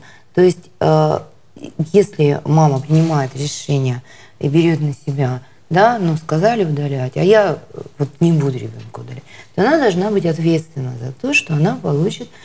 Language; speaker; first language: Russian; native; Russian